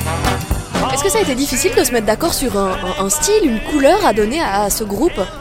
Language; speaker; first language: French; native; French